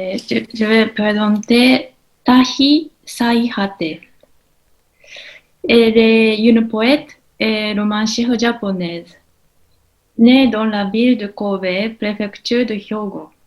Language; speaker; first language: French; non-native, learner; Japanese